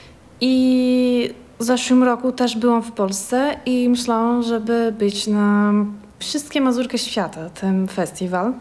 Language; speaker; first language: Polish; non-native, learner; Portuguese